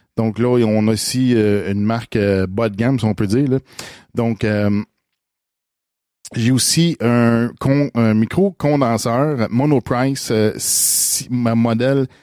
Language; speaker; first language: French; native; French